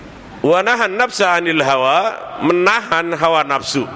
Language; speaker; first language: Indonesian; native; Indonesian